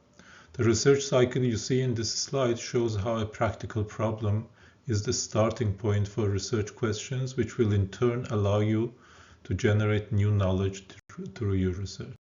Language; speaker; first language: English; non-native, fluent; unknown